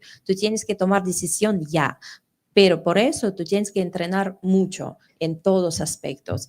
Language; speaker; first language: Spanish; non-native, fluent; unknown